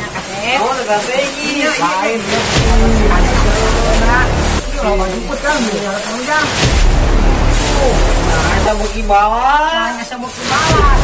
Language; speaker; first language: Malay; non-native, local second language; Sundanese